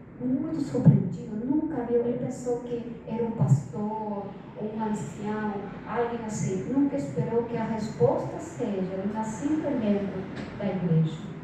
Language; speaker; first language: Portuguese; non-native, fluent; Spanish